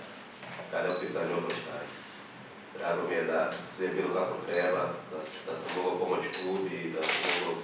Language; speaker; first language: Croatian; non-native, learner; Portuguese